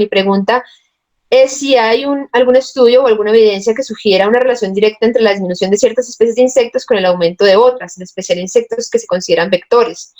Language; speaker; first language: Spanish; native; Spanish